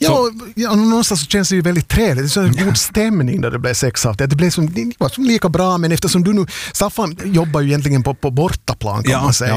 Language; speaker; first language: Swedish; native; Swedish